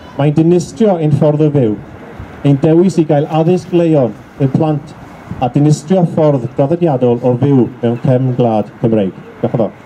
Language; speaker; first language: Welsh; native; Welsh